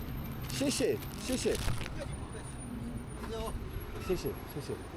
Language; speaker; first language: Chinese; non-native, learner; English